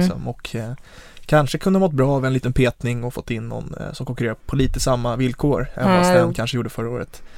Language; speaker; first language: Swedish; native; Swedish